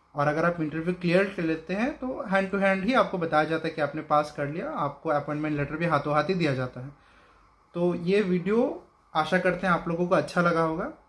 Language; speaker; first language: Hindi; non-native, local second language; Bangla